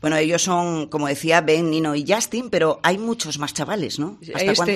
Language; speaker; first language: Spanish; native; Spanish